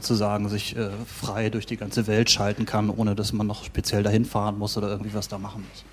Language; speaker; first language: German; native; German